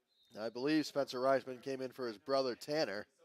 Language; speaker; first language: English; native; English